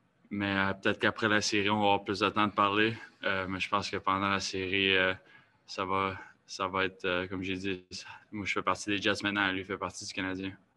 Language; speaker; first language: French; native; French